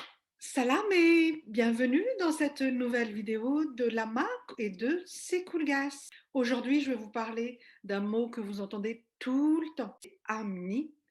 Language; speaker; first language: French; non-native, local second language; Malagasy